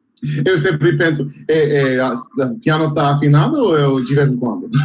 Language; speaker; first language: Portuguese; non-native, fluent; English